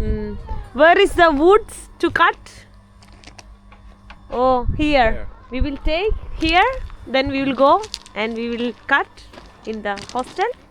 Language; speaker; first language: English; non-native, learner; Malayalam